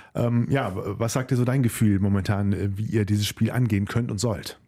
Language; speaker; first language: German; native; German